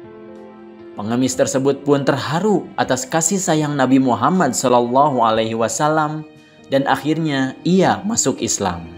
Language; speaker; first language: Indonesian; native; Indonesian